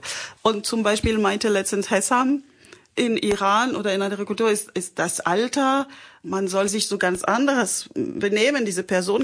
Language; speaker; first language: German; non-native, fluent; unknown